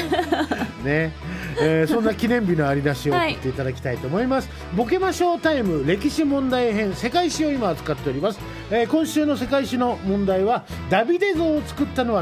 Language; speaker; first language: Japanese; native; Japanese